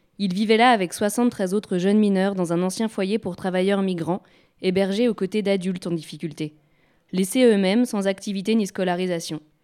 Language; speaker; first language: French; native; French